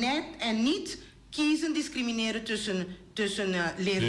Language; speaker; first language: Dutch; non-native, local second language; Papiamento